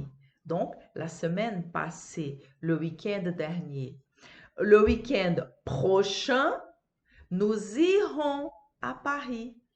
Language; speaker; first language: French; non-native, fluent; Portuguese